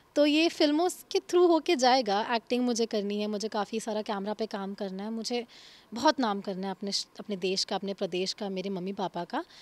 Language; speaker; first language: Hindi; native; Hindi